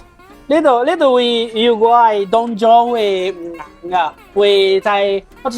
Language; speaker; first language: Cantonese; non-native, learner; Italian